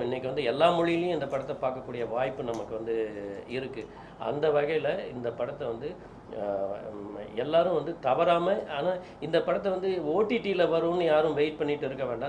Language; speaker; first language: Tamil; native; Tamil